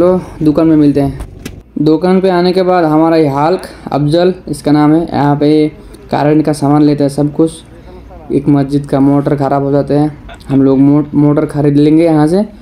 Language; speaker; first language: Hindi; non-native, local second language; Bangla